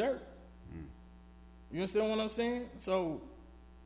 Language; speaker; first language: English; native; English